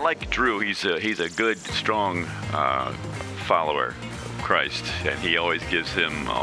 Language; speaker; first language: English; native; English